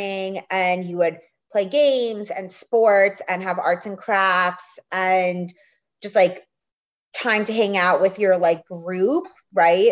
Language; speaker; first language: English; native; English